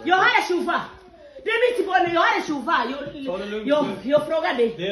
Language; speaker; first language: Swedish; non-native, learner; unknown